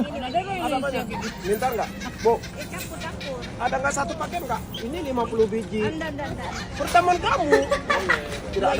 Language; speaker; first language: Indonesian; non-native, learner; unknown